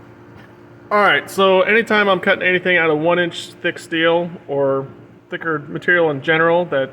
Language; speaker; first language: English; native; English